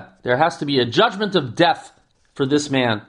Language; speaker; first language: English; native; English